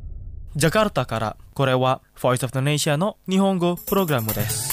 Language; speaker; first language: Japanese; non-native, fluent; Indonesian